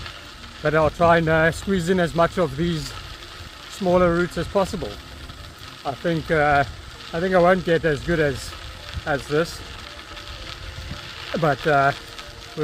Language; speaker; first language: English; native; English